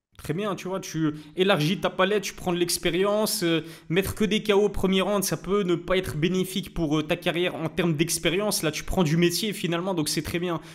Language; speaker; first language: French; native; French